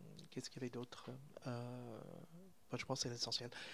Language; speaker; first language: French; native; French